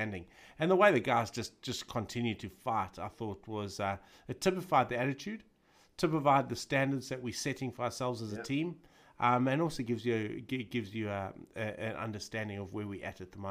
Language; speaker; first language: English; native; English